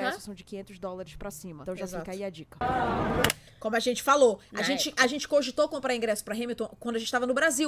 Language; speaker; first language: Portuguese; native; Portuguese